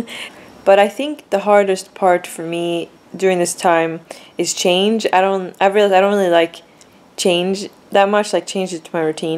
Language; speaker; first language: English; non-native, fluent; Swedish